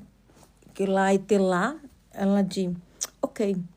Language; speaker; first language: French; non-native, learner; Portuguese